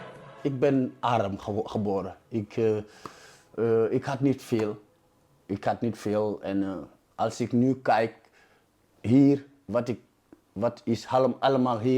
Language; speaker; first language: Dutch; non-native, fluent; Wolof